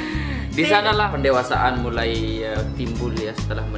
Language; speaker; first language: Indonesian; non-native, local second language; Sasak